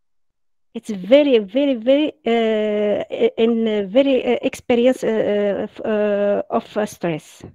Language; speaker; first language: English; non-native, learner; Arabic